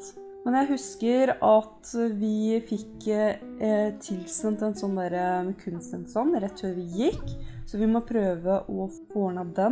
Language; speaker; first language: Norwegian; native; Norwegian